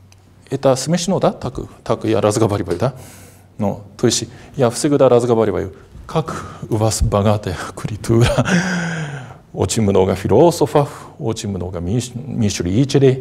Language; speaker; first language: Russian; non-native, fluent; Japanese